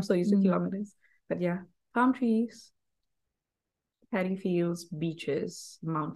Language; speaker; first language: English; non-native, local second language; Tamil